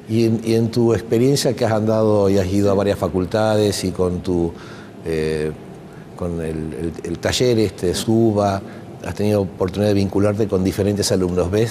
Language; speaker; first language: Spanish; native; Spanish